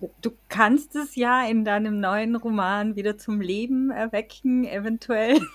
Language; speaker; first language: German; native; German